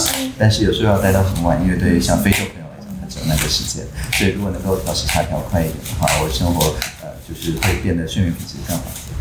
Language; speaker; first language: Chinese; native; Chinese